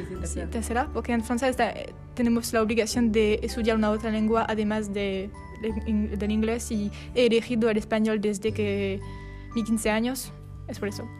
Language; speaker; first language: Spanish; non-native, learner; French